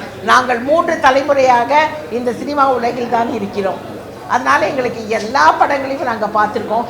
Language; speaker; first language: Tamil; native; Tamil